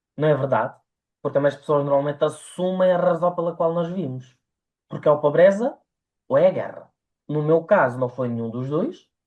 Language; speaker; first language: Portuguese; early bilingual, other home language; Ukrainian